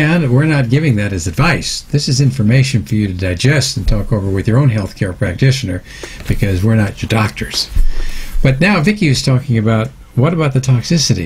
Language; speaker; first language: English; native; English